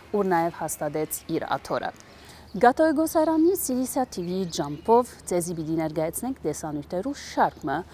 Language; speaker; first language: Armenian; native; Armenian